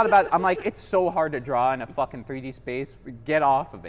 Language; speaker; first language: English; native; English